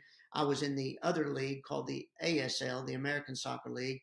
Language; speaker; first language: English; native; English